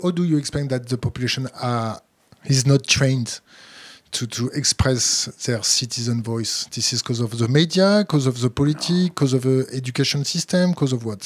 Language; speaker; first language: English; non-native, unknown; French